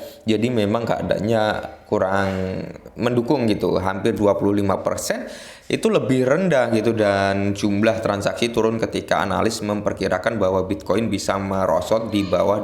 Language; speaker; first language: Indonesian; native; Indonesian